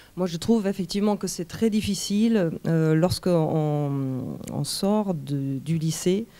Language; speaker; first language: French; non-native, fluent; German